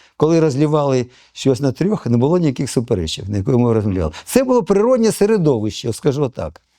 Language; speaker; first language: Ukrainian; non-native, local second language; Russian